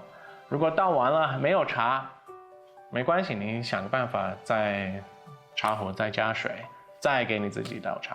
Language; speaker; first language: Chinese; non-native, fluent; English